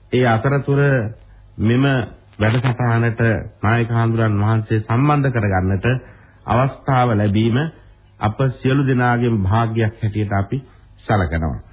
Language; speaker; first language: Sinhala; native; Sinhala